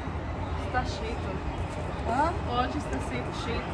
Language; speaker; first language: Portuguese; non-native, learner; Spanish